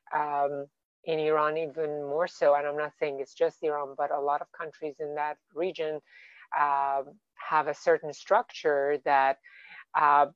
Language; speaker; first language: English; non-native, fluent; Persian